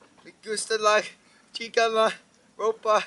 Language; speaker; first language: Spanish; non-native, learner; English